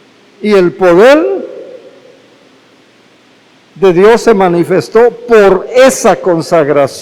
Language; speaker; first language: Spanish; native; Spanish